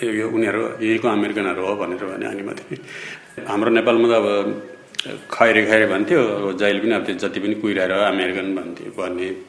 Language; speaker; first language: Nepali; non-native, local second language; Eastern Tamang